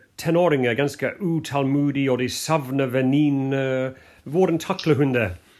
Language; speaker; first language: Norwegian; non-native, fluent; English